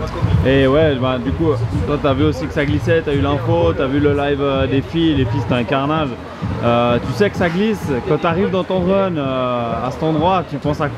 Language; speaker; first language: French; native; French